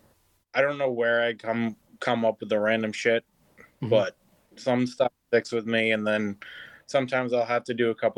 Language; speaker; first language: English; native; English